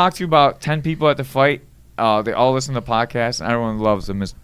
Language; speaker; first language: English; native; English